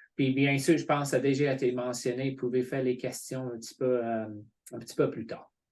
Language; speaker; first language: French; non-native, fluent; English